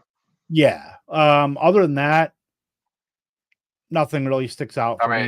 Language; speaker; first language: English; native; English